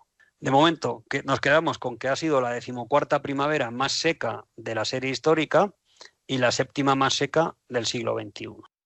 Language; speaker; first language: Spanish; native; Spanish